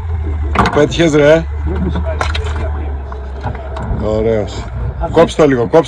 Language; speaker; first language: Greek; native; Greek